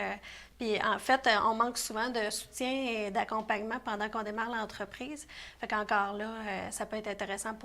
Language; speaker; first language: French; native; French